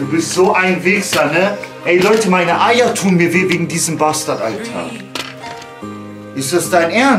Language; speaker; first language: German; native; German